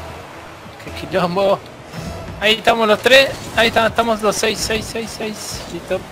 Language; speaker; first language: Spanish; native; Spanish